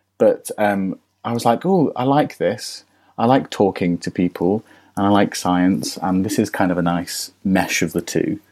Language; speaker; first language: English; native; English